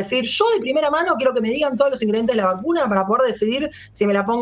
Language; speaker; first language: Spanish; native; Spanish